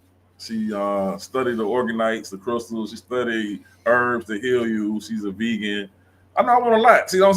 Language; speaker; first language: English; native; English